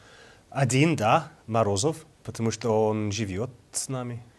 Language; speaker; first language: Russian; non-native, fluent; English